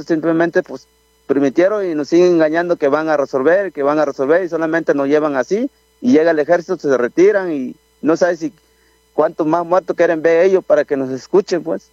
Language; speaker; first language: Spanish; non-native, local second language; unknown